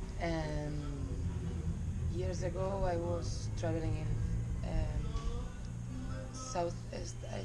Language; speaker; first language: English; non-native, learner; Spanish